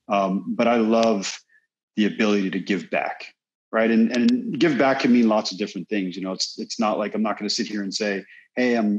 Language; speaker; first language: English; native; English